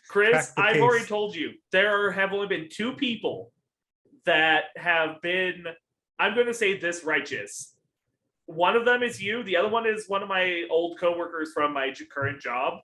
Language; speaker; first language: English; native; English